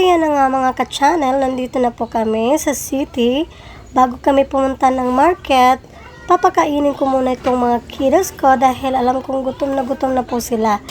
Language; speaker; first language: Filipino; non-native, local second language; Cebuano